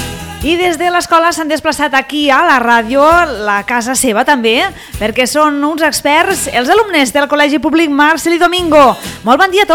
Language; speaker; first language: Catalan; native; Catalan